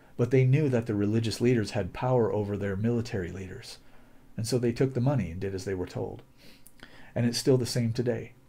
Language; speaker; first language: English; native; English